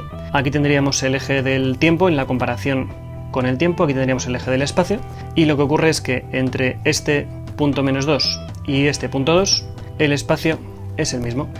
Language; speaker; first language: Spanish; native; Spanish